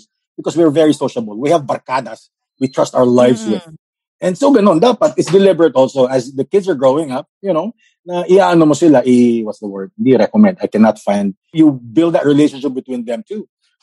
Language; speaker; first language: English; non-native, local second language; Filipino